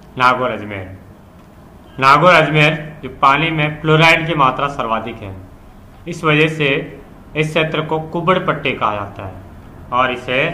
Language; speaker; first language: Hindi; native; Hindi